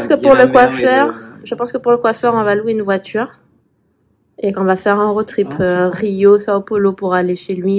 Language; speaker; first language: French; native; French